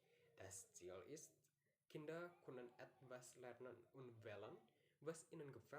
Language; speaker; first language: German; non-native, learner; Indonesian